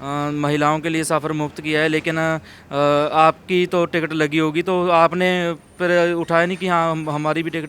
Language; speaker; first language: Hindi; non-native, local second language; Punjabi